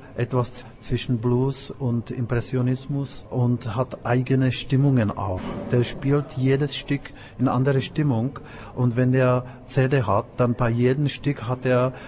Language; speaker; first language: German; non-native, fluent; Czech